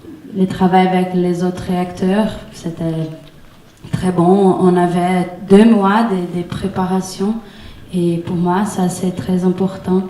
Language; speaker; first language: French; non-native, fluent; Portuguese